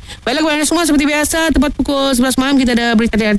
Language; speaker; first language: Malay; native; Malay